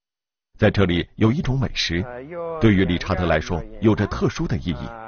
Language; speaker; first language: Chinese; native; Chinese